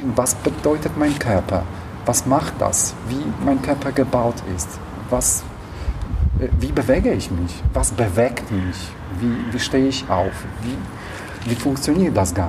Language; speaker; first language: German; non-native, fluent; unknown